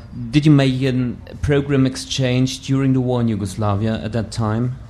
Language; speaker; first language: English; non-native, fluent; German